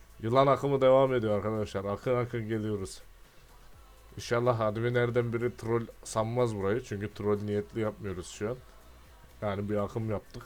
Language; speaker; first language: Turkish; native; Turkish